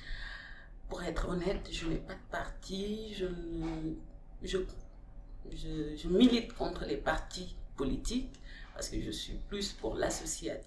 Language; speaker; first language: French; non-native, local second language; Wolof